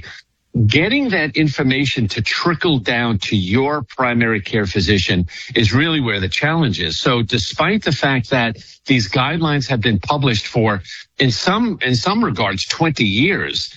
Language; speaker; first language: English; native; English